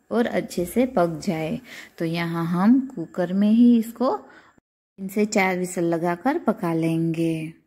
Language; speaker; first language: Hindi; non-native, local second language; Gujarati